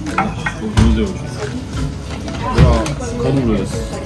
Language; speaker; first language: Japanese; non-native, learner; French